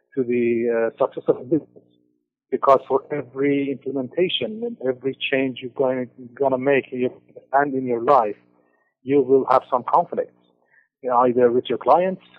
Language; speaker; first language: English; non-native, fluent; Persian